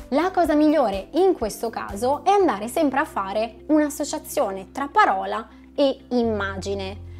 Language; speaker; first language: Italian; native; Italian